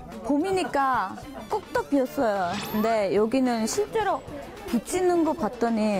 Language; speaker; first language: Korean; non-native, learner; Italian